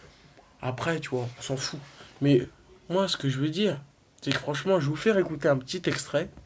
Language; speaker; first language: French; native; French